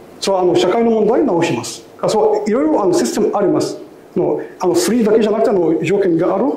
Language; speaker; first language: Japanese; non-native, learner; Arabic